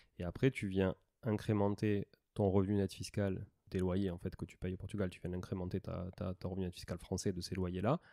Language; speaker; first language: French; native; French